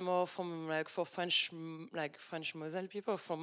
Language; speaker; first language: English; non-native, fluent; French